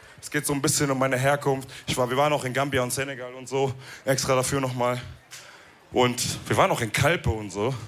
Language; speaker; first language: German; early bilingual, other home language; Wolof